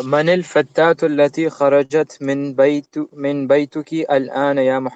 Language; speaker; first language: Arabic; non-native, learner; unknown